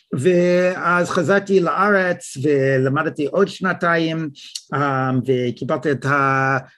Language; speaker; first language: Hebrew; non-native, fluent; English